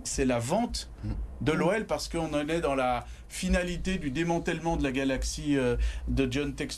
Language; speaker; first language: French; native; French